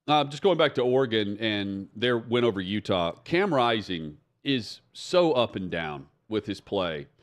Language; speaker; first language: English; native; English